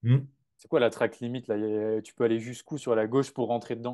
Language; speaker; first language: French; native; French